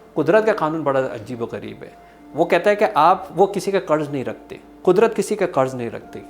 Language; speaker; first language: Urdu; native; Urdu